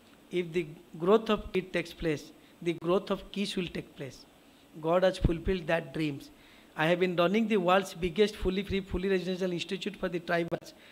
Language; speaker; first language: English; non-native, local second language; Odia